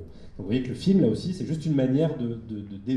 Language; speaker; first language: French; native; French